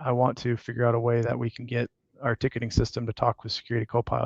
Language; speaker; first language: English; native; English